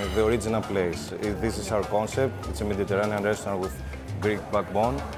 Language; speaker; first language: English; non-native, fluent; Greek